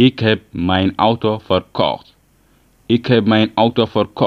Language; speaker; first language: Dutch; non-native, learner; Tigrinya